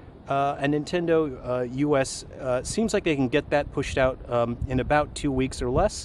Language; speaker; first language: English; native; English